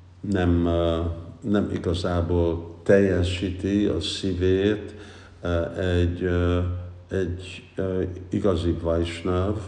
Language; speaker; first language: Hungarian; early bilingual, heritage; Hungarian